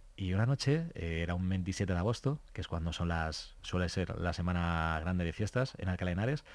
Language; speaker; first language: Spanish; native; Spanish